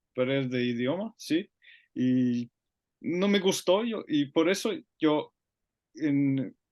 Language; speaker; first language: Spanish; non-native, learner; Finnish